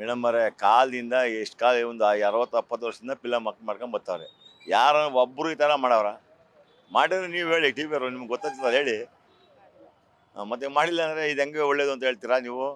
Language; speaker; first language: Kannada; native; Kannada